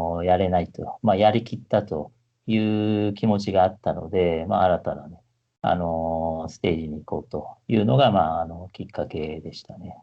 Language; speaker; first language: Japanese; native; Japanese